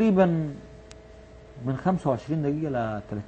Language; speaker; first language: Arabic; native; Arabic